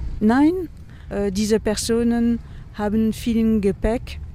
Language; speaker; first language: German; non-native, learner; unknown